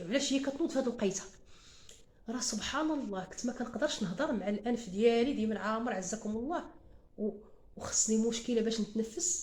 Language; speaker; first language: Arabic; native; Arabic